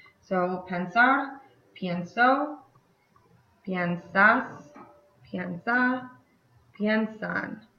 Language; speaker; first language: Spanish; non-native, fluent; English